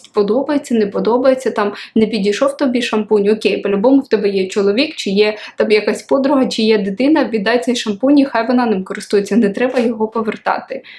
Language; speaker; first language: Ukrainian; non-native, local second language; Russian